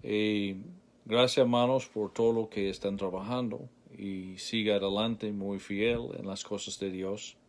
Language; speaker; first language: Spanish; non-native, learner; English